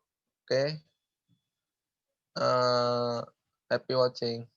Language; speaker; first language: English; non-native, learner; Indonesian